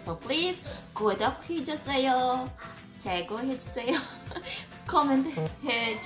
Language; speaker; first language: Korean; non-native, learner; Cebuano